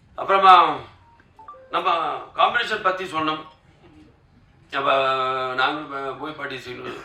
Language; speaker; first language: Tamil; non-native, local second language; Telugu